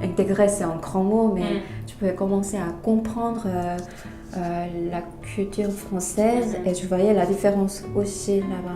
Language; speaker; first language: French; non-native, fluent; Korean